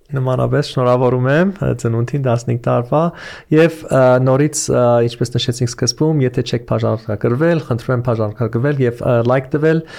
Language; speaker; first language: Armenian; early bilingual, heritage; Armenian